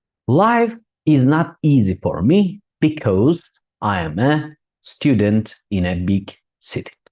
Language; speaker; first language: English; non-native, fluent; Turkish